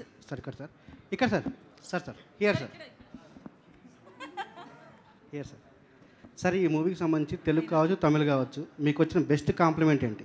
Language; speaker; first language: Telugu; native; Telugu